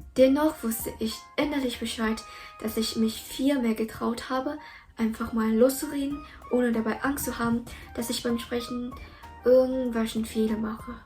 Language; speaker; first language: German; early bilingual, other home language; Vietnamese